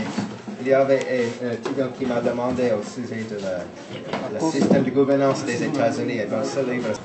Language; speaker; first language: French; non-native, fluent; English